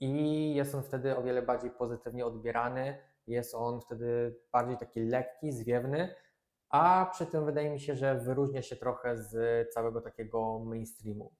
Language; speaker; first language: Polish; native; Polish